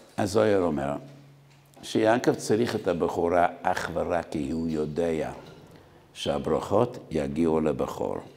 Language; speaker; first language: Hebrew; non-native, fluent; Yiddish